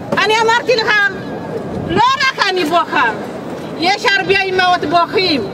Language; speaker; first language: Hebrew; non-native, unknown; Amharic